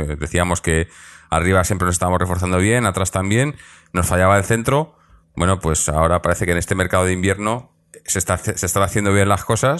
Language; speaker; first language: Spanish; native; Spanish